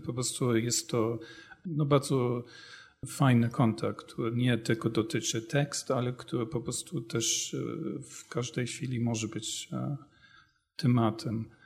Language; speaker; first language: Polish; non-native, fluent; German